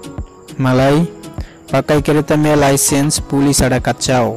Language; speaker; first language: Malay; non-native, learner; Bangla